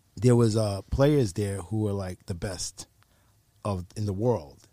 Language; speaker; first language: English; native; English